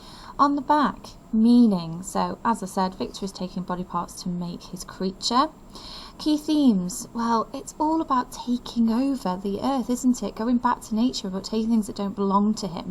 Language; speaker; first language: English; native; English